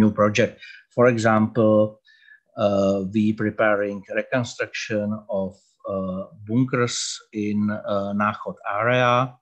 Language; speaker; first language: English; non-native, learner; Czech